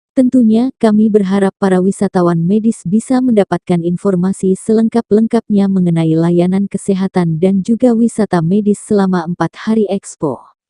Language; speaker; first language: Indonesian; native; Indonesian